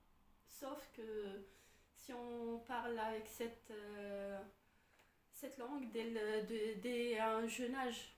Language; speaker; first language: French; non-native, fluent; Arabic